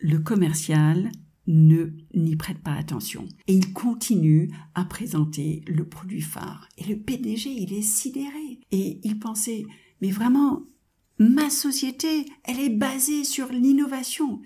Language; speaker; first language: French; non-native, fluent; English